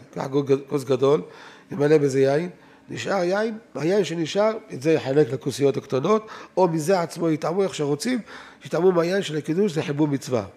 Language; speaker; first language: Hebrew; native; Hebrew